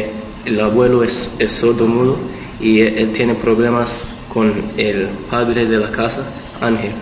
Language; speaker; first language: Spanish; early bilingual, heritage; Spanish